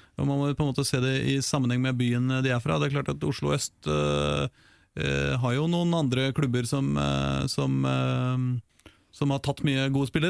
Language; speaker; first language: Norwegian; native; Norwegian